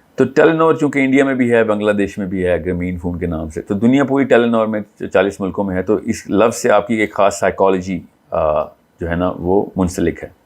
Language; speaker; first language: Urdu; native; Urdu